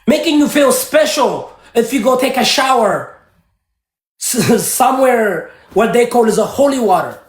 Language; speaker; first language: English; early bilingual, other home language; Amharic